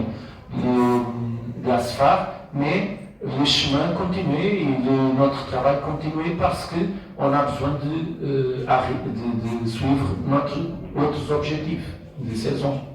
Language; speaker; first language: French; non-native, fluent; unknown